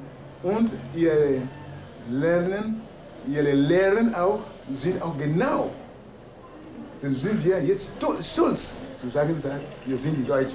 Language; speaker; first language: German; non-native, learner; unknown